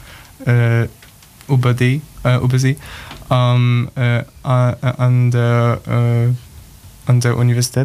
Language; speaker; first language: German; non-native, learner; Polish